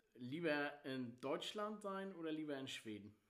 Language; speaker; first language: German; non-native, fluent; Swedish